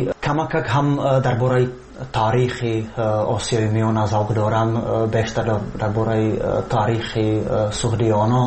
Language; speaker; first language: Persian; non-native, fluent; Czech